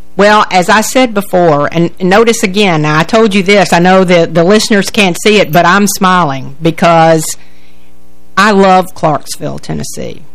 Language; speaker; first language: English; native; English